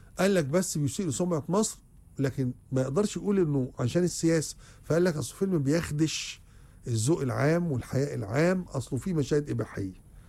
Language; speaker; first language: Egyptian Arabic; native; Egyptian Arabic